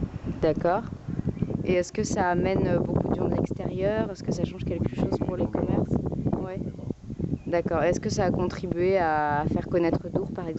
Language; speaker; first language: French; native; French